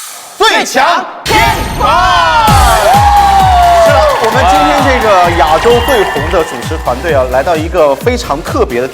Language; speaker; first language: Chinese; native; Chinese